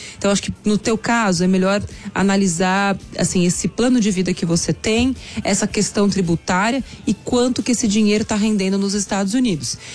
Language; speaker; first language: Portuguese; native; Portuguese